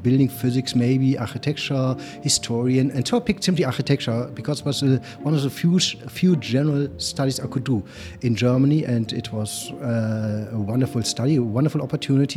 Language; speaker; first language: English; non-native, fluent; German